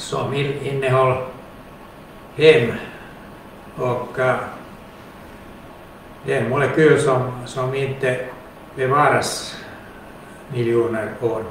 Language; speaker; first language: Swedish; non-native, local second language; Finnish